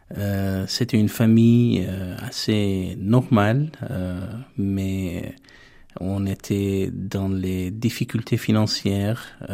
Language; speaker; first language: French; non-native, fluent; Armenian